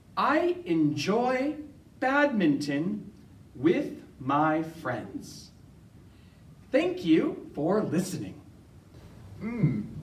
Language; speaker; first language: English; native; English